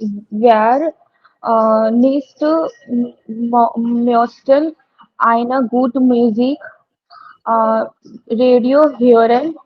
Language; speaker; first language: German; non-native, learner; Hindi